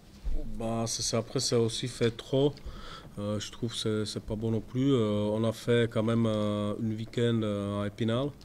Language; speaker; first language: French; non-native, fluent; Czech